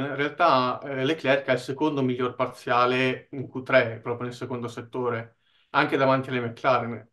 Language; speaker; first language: Italian; native; Italian